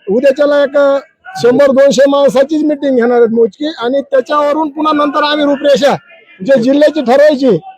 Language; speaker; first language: Marathi; non-native, local second language; Lambadi